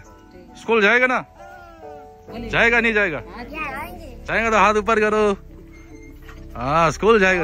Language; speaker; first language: Hindi; non-native, local second language; Tibetan